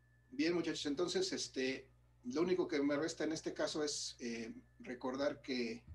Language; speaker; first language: Spanish; native; Spanish